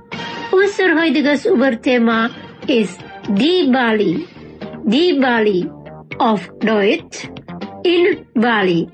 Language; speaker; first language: German; non-native, fluent; Indonesian